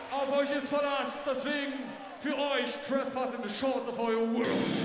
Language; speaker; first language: German; native; German